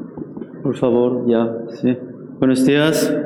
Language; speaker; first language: Spanish; non-native, fluent; Korean